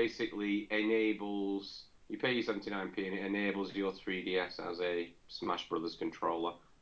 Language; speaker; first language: English; native; English